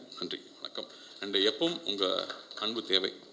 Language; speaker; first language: Tamil; native; Tamil